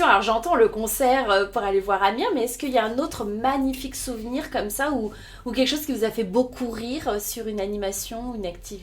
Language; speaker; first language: French; native; French